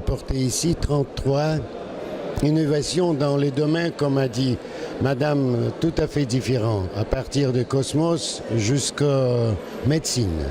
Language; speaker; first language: French; non-native, learner; Russian